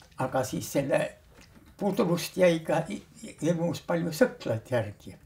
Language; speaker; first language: Estonian; native; Estonian